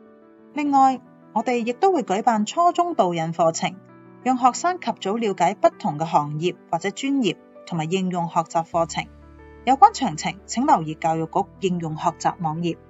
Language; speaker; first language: Chinese; non-native, local second language; Cantonese